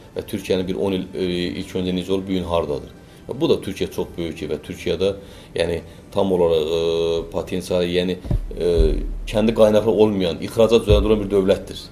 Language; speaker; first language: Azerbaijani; native; Azerbaijani